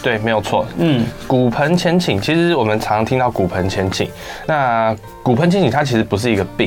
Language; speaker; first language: Chinese; native; Chinese